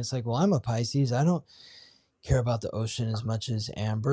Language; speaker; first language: English; native; English